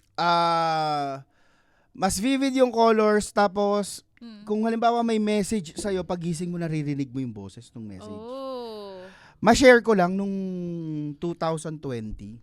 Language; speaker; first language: Filipino; native; Filipino